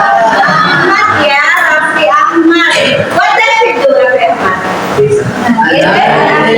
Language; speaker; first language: English; non-native, fluent; Indonesian